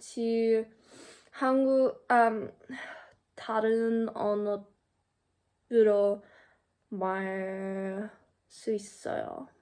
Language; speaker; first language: Korean; non-native, learner; English